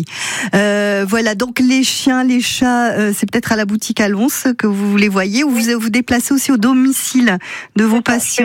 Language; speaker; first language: French; native; French